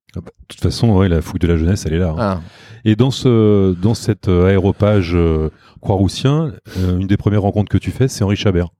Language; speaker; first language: French; native; French